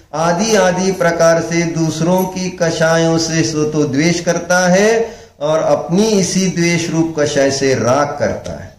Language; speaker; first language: Hindi; non-native, local second language; Marathi